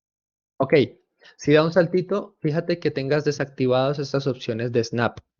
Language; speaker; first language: Spanish; native; Spanish